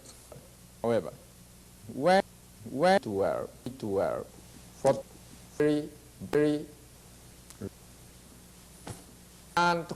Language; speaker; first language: English; non-native, learner; Japanese